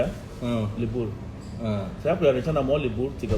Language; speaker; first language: Indonesian; non-native, fluent; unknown